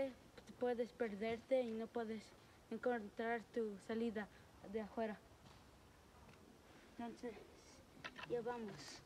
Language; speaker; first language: Spanish; early bilingual, heritage; Spanish